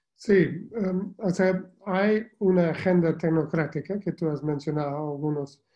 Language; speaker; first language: Spanish; non-native, fluent; English